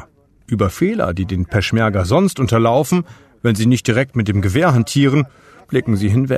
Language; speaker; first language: German; native; German